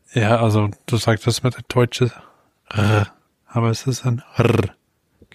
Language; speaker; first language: German; non-native, fluent; English